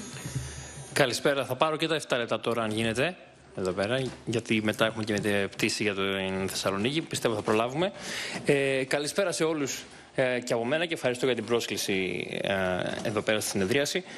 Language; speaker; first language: Greek; native; Greek